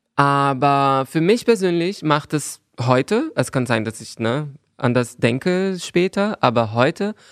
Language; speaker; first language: German; non-native, fluent; Portuguese